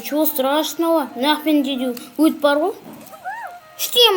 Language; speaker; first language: Russian; non-native, local second language; Kazakh